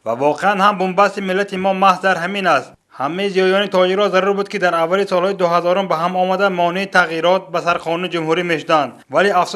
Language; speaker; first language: Persian; native; Persian